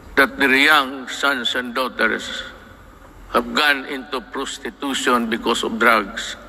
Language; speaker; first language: English; non-native, local second language; Cebuano